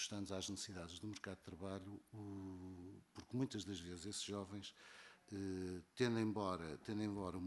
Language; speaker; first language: Portuguese; native; Portuguese